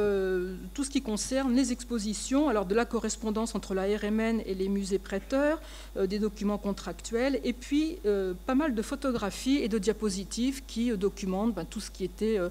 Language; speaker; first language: French; native; French